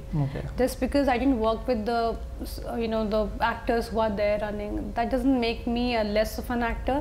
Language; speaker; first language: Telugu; non-native, local second language; Hindi